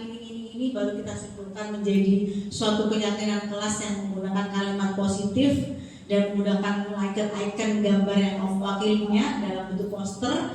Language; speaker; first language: Indonesian; native; Indonesian